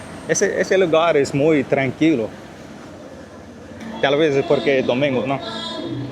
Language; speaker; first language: Spanish; non-native, learner; English